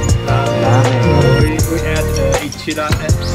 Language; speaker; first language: English; non-native, learner; Chinese